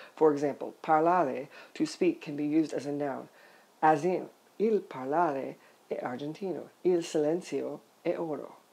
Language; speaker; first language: Italian; non-native, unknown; English